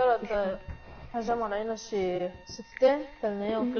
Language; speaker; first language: Arabic; native; Arabic